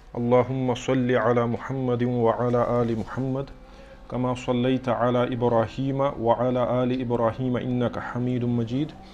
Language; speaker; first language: Urdu; non-native, local second language; Kashmiri